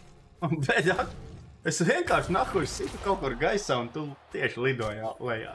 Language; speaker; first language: Latvian; native; Latvian